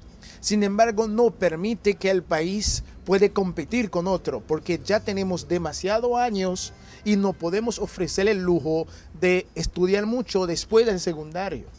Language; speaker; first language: Spanish; non-native, fluent; Haitian Creole